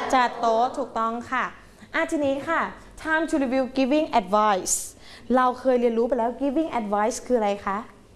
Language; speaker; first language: Thai; native; Thai